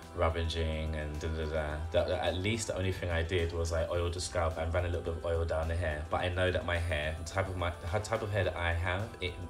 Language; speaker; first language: English; native; English